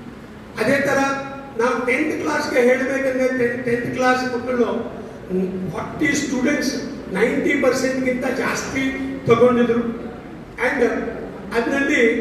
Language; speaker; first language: Kannada; non-native, learner; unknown